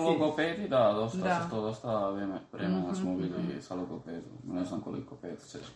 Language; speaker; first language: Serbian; early bilingual, heritage; Spanish